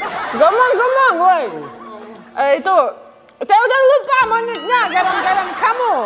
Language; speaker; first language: Indonesian; non-native, learner; Russian